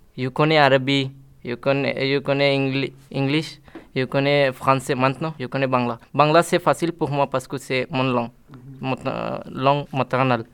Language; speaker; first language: French; non-native, learner; Bangla